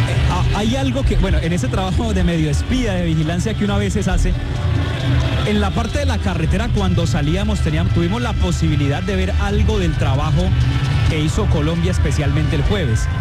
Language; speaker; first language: Spanish; native; Spanish